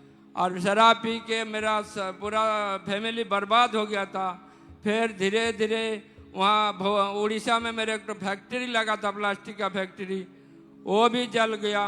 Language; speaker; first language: Hindi; non-native, local second language; Odia